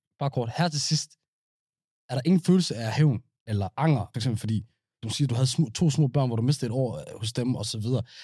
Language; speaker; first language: Danish; early bilingual, other home language; Somali